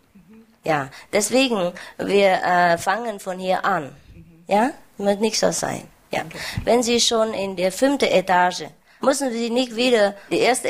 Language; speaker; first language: German; non-native, learner; Vietnamese